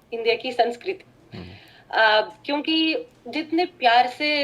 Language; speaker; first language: Hindi; non-native, fluent; Russian